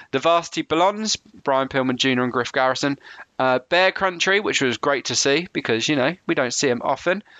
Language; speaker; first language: English; native; English